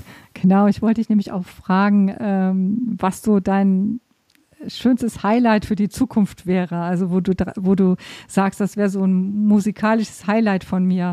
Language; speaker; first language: German; native; German